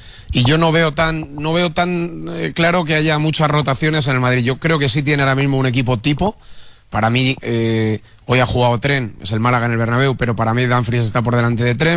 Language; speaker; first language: Spanish; native; Spanish